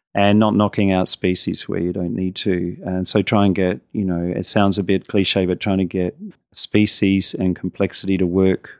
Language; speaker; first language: English; native; English